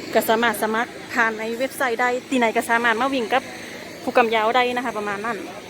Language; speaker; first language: Thai; native; Thai